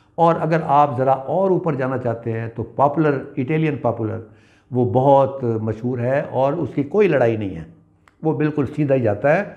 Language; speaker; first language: Urdu; non-native, local second language; Punjabi